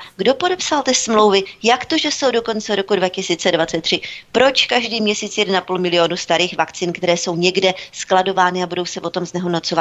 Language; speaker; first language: Czech; native; Czech